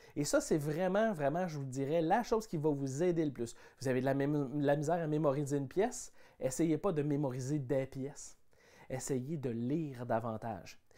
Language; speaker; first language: French; native; French